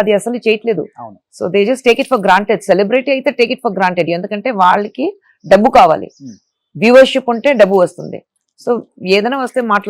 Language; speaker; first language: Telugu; non-native, fluent; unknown